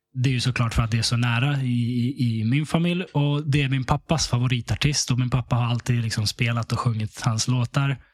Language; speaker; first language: Swedish; early bilingual, other home language; Russian